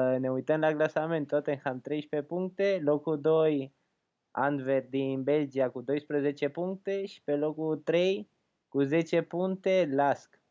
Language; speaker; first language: Romanian; early bilingual, heritage; Romanian